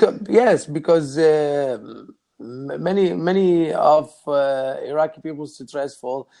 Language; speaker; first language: English; non-native, learner; Arabic